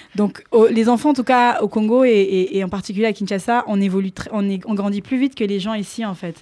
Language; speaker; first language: French; non-native, local second language; Lingala